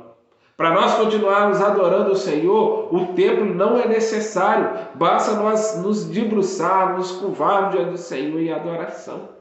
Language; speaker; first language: Portuguese; native; Portuguese